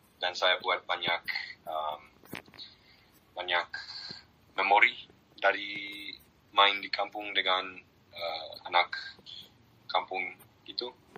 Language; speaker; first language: Indonesian; non-native, learner; English